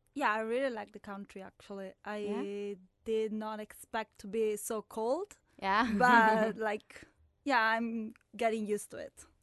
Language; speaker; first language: English; non-native, fluent; Italian